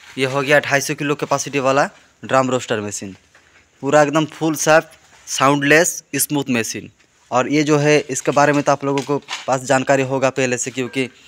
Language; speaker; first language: Hindi; non-native, local second language; Bangla